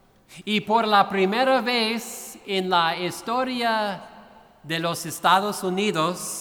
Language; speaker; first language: Spanish; non-native, fluent; English